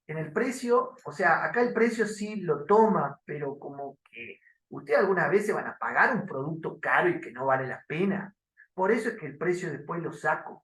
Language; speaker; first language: Spanish; native; Spanish